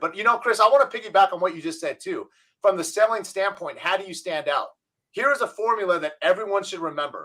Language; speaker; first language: English; native; English